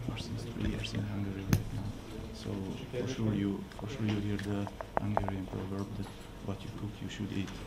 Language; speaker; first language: English; non-native, fluent; Hungarian